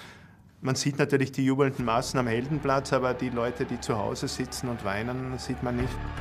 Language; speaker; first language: German; native; German